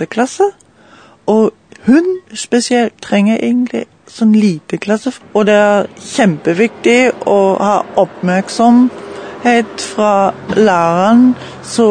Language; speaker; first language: Norwegian; non-native, learner; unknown